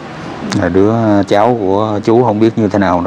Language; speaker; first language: Vietnamese; native; Vietnamese